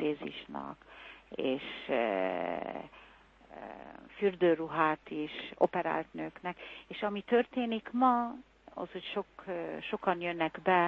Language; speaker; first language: Hungarian; early bilingual, heritage; Hungarian